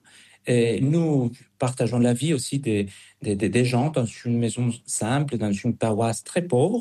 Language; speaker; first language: French; non-native, fluent; Spanish